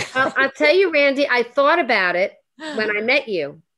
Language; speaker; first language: English; native; English